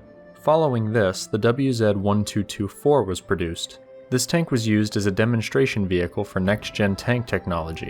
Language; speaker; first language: English; native; English